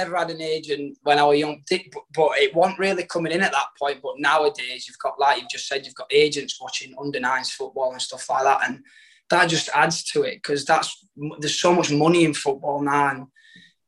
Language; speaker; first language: English; native; English